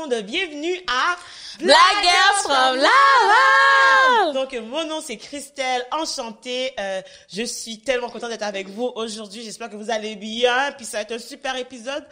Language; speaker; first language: French; native; French